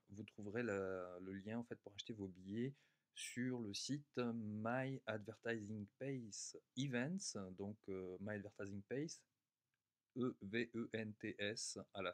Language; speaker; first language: French; native; French